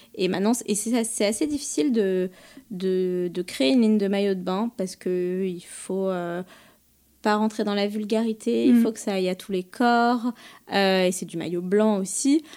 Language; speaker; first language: French; native; French